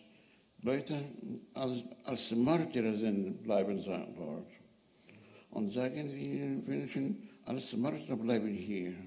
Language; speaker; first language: German; non-native, learner; Arabic